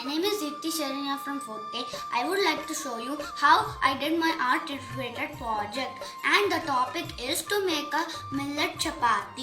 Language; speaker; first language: English; non-native, local second language; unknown